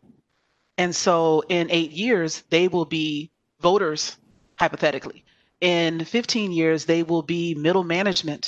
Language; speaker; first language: English; native; English